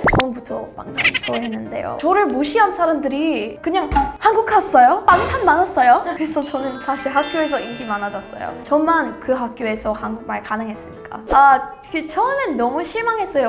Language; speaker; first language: Korean; non-native, learner; English